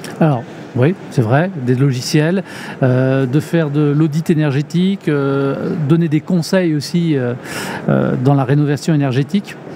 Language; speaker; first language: French; native; French